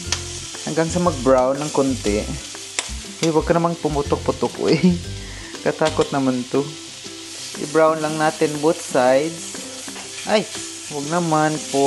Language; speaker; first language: Filipino; native; Filipino